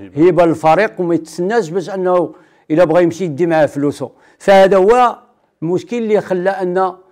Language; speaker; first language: Arabic; native; Arabic